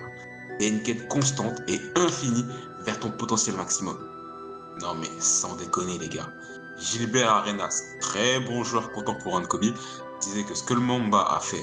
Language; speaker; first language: French; native; French